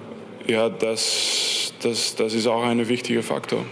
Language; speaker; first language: German; non-native, fluent; French